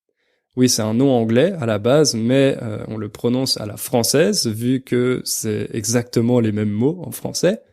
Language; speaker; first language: French; native; French